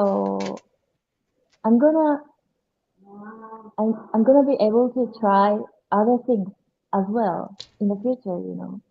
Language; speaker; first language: English; non-native, learner; Japanese